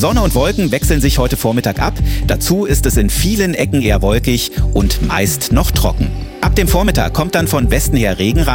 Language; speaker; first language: German; native; German